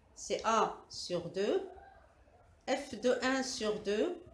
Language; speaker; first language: French; non-native, local second language; Arabic